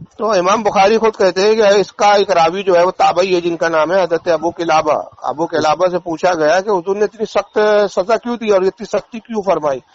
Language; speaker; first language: Urdu; native; Urdu